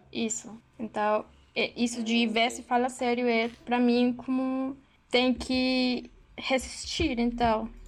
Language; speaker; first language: Portuguese; non-native, learner; Spanish